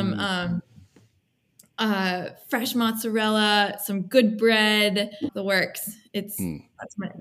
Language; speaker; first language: English; native; English